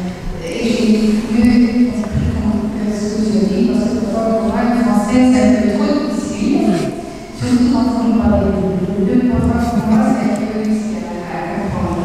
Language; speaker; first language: French; non-native, learner; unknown